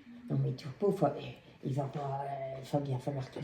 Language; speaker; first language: French; native; French